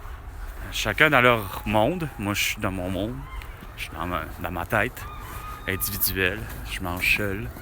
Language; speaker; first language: French; native; French